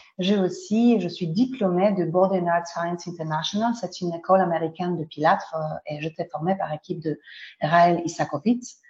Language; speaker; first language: French; non-native, fluent; Polish